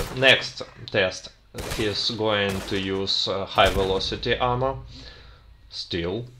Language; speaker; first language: English; non-native, fluent; Russian